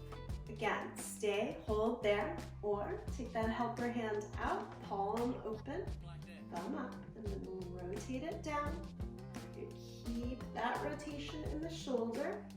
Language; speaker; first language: English; native; English